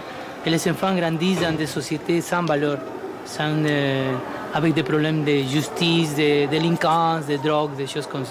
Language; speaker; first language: French; non-native, fluent; Spanish